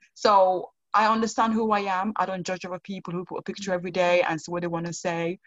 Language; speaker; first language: English; non-native, local second language; Krio